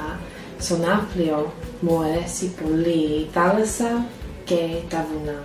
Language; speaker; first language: Greek; early bilingual, heritage; English